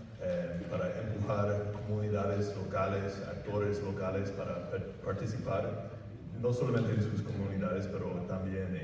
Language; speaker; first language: Spanish; non-native, fluent; English